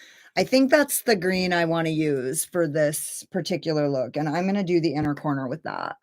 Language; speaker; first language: English; native; English